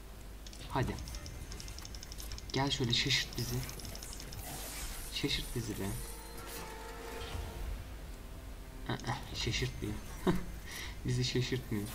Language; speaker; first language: Turkish; native; Turkish